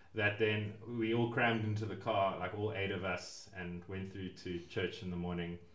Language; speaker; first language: English; native; English